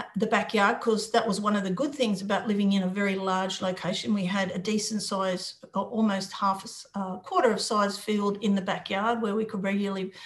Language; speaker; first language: English; native; English